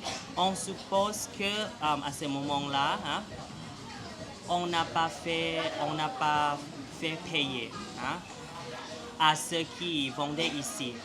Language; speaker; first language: French; non-native, fluent; Thai